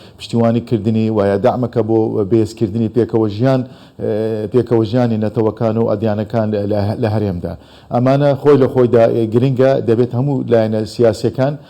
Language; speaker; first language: Central Kurdish; non-native, local second language; Azerbaijani